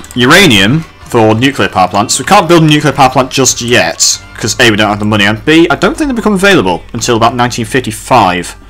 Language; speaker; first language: English; native; English